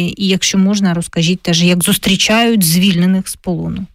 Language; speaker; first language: Ukrainian; native; Ukrainian